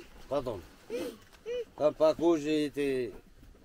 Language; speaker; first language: Russian; non-native, local second language; Kyrgyz